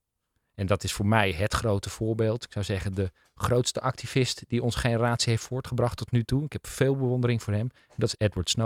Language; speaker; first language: Dutch; native; Dutch